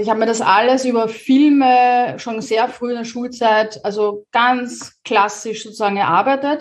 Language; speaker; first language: German; native; German